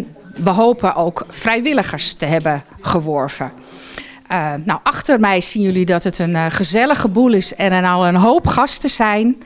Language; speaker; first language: Dutch; native; Dutch